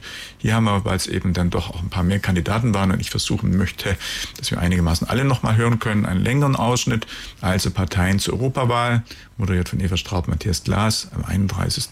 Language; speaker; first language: German; native; German